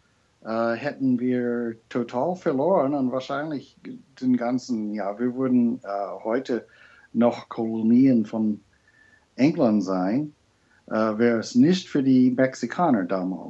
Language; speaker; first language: German; non-native, fluent; English